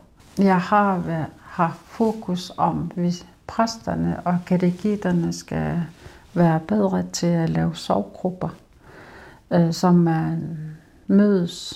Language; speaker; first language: Danish; non-native, local second language; Kalaallisut